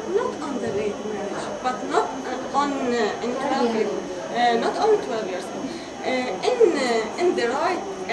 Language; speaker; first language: English; non-native, learner; Arabic